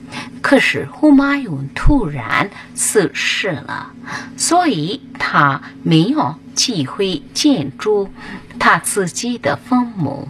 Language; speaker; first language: Chinese; non-native, fluent; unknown